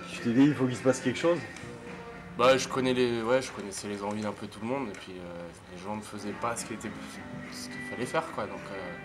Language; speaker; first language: French; native; French